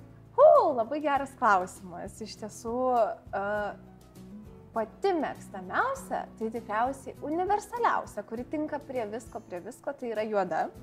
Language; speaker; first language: Lithuanian; native; Lithuanian